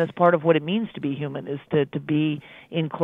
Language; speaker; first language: English; native; English